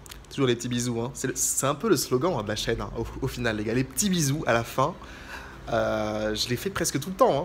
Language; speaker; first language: French; native; French